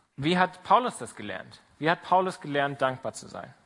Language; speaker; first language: German; native; German